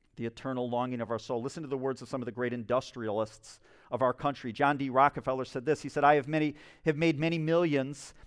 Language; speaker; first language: English; native; English